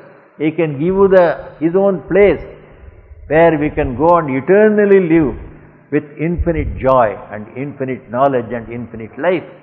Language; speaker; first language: English; non-native, local second language; Tamil